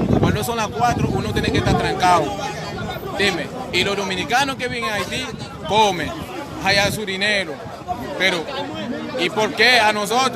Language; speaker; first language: Spanish; non-native, fluent; Haitian Creole